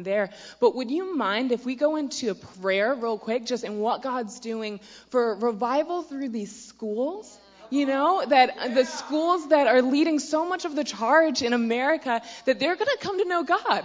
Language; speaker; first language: English; native; English